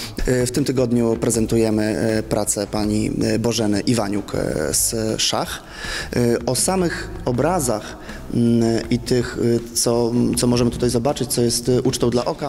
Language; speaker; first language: Polish; native; Polish